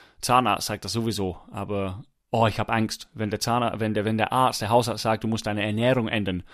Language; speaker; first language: German; non-native, fluent; English